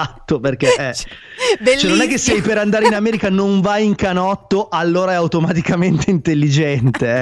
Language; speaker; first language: Italian; native; Italian